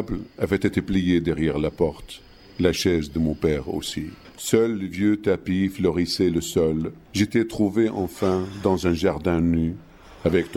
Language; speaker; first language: French; non-native, fluent; Arabic